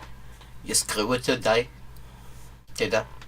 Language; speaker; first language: Danish; non-native, learner; English